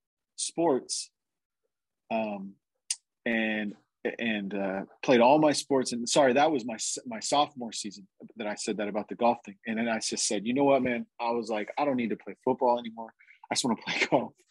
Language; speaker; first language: English; native; English